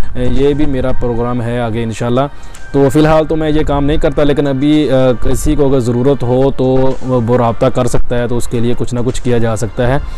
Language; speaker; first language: Urdu; non-native, local second language; Punjabi